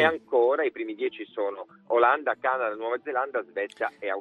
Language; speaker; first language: Italian; native; Italian